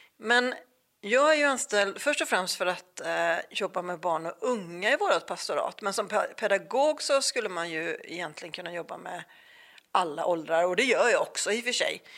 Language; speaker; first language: Swedish; native; Swedish